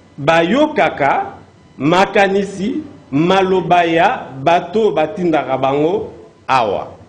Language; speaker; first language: Lingala; non-native, local second language; Mongo